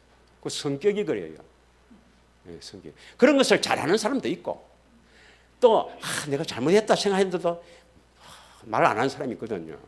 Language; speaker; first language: Korean; native; Korean